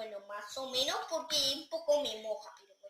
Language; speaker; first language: Spanish; native; Spanish